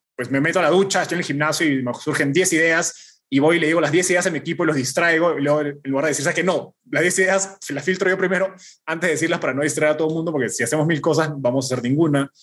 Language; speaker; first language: Spanish; native; Spanish